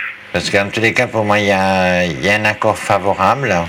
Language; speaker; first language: French; native; French